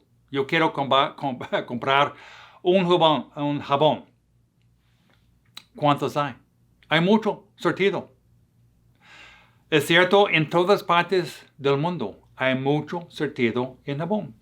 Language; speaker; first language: Spanish; non-native, fluent; English